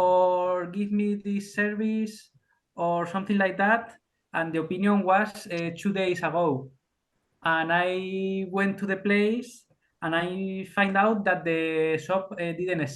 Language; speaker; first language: English; non-native, learner; Spanish